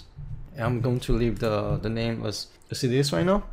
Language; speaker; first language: English; non-native, fluent; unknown